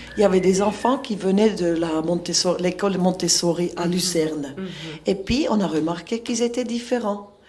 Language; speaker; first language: French; non-native, local second language; Swiss German